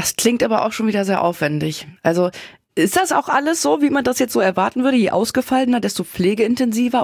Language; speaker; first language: German; native; German